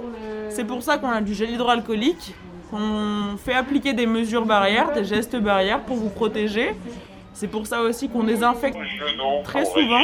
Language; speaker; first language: French; native; French